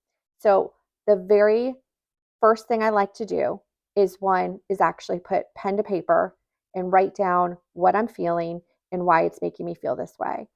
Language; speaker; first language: English; native; English